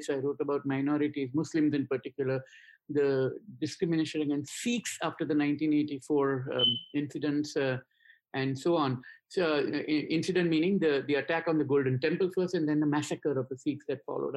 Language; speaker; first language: English; non-native, local second language; Gujarati